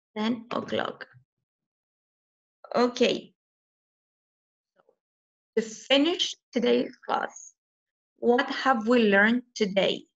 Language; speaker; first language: English; non-native, fluent; Spanish